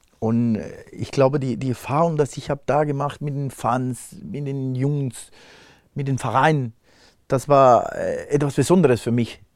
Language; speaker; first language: German; non-native, fluent; Spanish